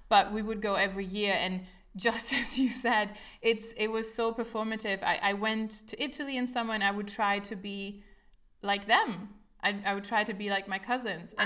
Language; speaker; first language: English; non-native, fluent; German